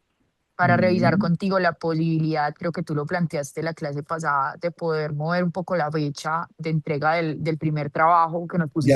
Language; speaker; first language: Spanish; native; Spanish